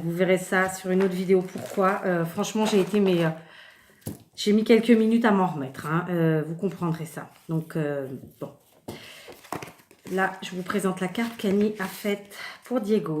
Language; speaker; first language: French; native; French